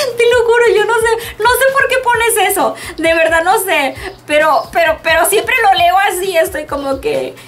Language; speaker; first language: Spanish; early bilingual, heritage; Spanish